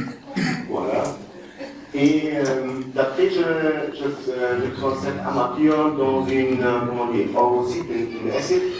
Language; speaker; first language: French; non-native, learner; German